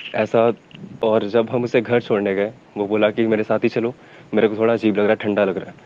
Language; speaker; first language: Hindi; native; Hindi